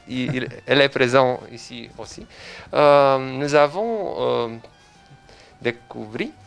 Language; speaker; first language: French; non-native, learner; Romanian